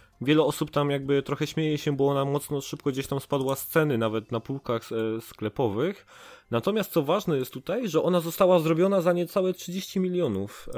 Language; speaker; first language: Polish; native; Polish